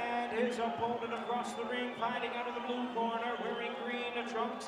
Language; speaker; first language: English; native; English